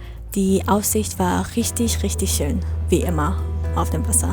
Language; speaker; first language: German; non-native, fluent; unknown